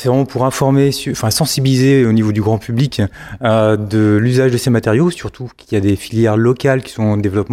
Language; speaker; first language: French; native; French